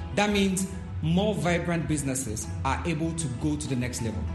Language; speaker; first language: English; non-native, local second language; Yoruba